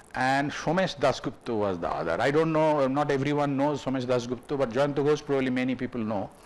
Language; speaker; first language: English; non-native, local second language; Bangla